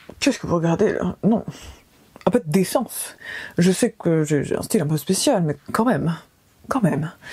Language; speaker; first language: French; early bilingual, other home language; Portuguese